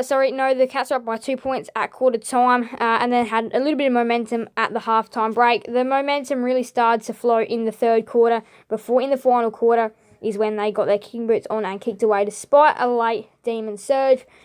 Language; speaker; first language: English; native; English